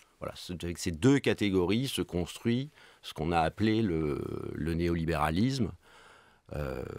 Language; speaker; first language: French; native; French